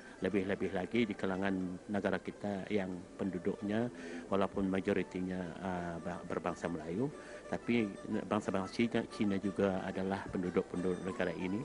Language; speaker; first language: Malay; native; Malay